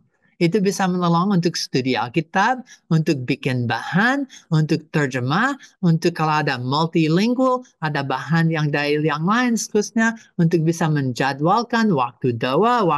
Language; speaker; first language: Indonesian; non-native, fluent; English